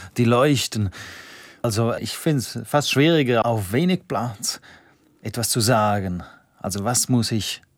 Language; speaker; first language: German; non-native, local second language; Romansh